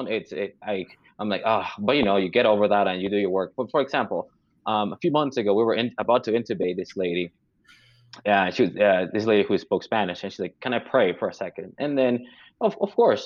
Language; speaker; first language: English; non-native, fluent; Spanish